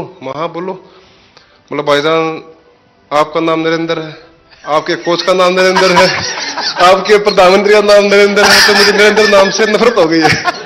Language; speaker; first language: Hindi; native; Hindi